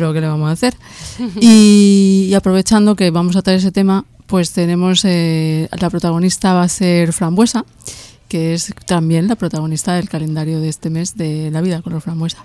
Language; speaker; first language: Spanish; native; Spanish